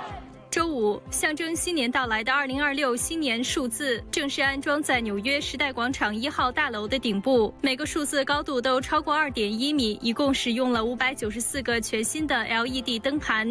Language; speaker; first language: Chinese; native; Chinese